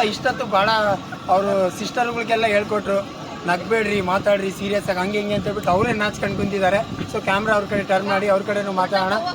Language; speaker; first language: Kannada; non-native, local second language; Urdu